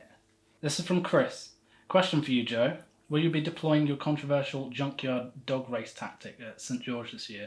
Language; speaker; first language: English; native; English